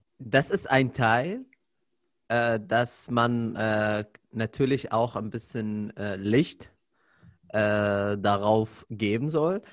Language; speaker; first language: German; non-native, fluent; Arabic